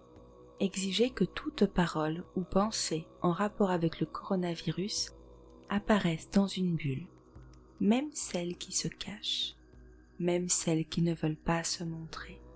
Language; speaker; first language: French; native; French